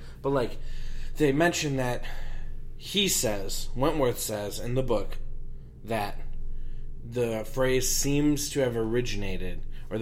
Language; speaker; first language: English; native; English